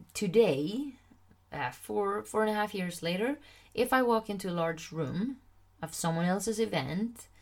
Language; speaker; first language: English; non-native, fluent; Swedish